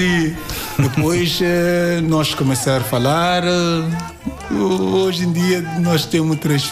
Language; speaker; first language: Portuguese; non-native, learner; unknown